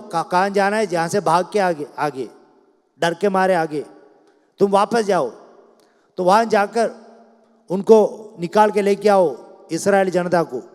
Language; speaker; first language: Hindi; non-native, local second language; Malayalam